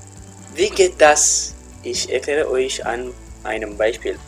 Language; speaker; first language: German; non-native, fluent; Tigrinya